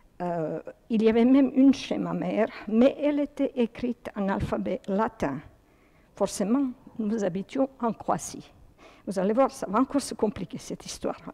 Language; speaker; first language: French; early bilingual, other home language; Croatian